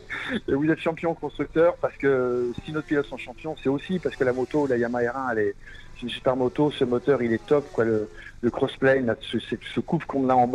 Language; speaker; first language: French; native; French